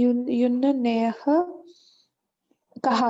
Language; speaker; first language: French; non-native, learner; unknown